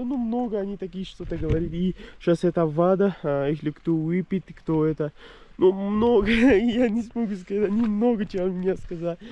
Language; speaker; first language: Russian; non-native, learner; Persian